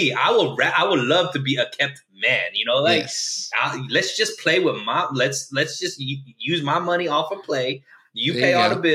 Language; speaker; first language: English; native; English